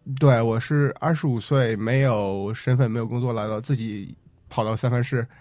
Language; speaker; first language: Chinese; native; Chinese